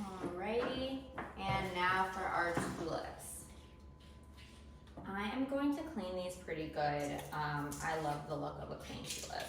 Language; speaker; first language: English; native; English